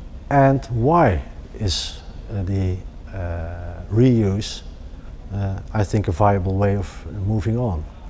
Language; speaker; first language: English; non-native, fluent; Dutch